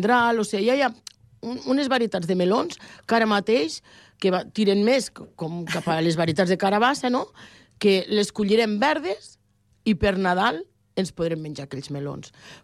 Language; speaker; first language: Catalan; native; Catalan